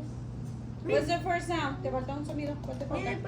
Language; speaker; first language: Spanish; early bilingual, heritage; Spanish